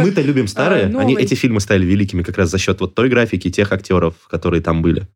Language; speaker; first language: Russian; native; Russian